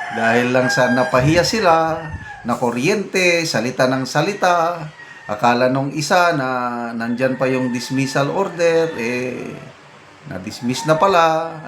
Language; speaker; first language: Filipino; non-native, local second language; Iloko